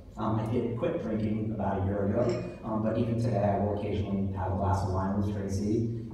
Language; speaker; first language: English; native; English